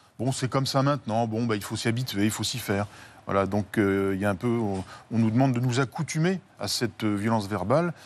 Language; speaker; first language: French; native; French